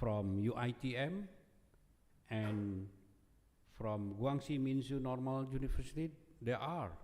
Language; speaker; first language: English; non-native, fluent; Indonesian